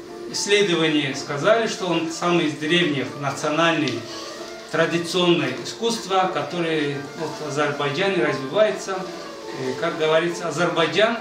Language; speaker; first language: Russian; non-native, fluent; Azerbaijani